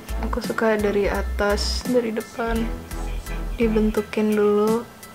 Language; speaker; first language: Indonesian; native; Indonesian